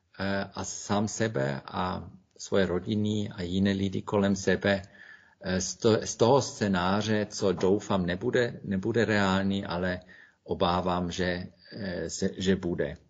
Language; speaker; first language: Czech; non-native, fluent; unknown